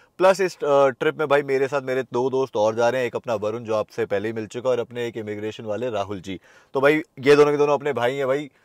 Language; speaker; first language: Hindi; native; Hindi